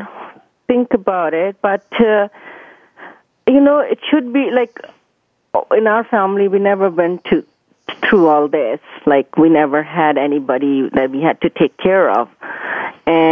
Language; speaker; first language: English; non-native, local second language; Punjabi